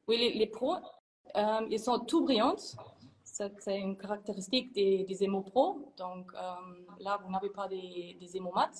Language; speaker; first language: French; non-native, fluent; German